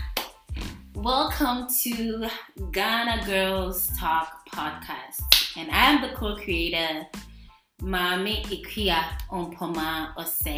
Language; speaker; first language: English; non-native, local second language; Akan